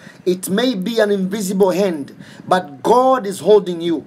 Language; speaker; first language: English; non-native, local second language; Swahili